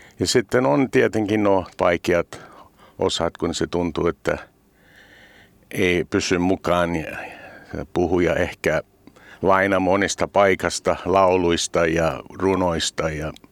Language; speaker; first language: Finnish; non-native, fluent; English